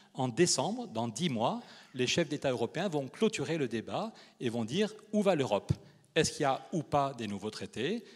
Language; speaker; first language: French; native; French